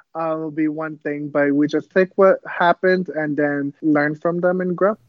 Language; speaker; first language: English; early bilingual, other home language; Kabuverdianu